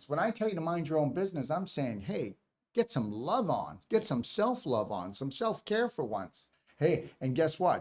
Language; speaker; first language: English; native; English